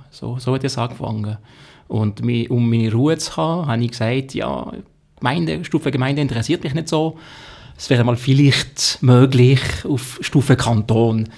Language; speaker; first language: German; non-native, local second language; French